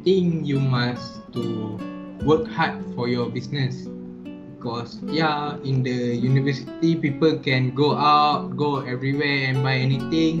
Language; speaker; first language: English; non-native, learner; Malay